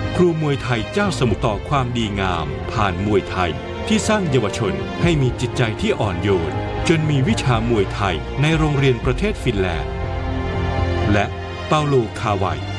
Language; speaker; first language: Thai; native; Thai